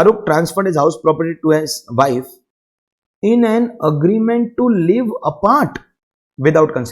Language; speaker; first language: English; non-native, local second language; Hindi